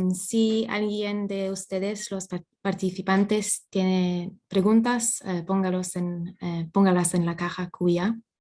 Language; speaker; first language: Spanish; non-native, fluent; English